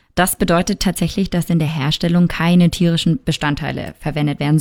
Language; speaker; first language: German; native; German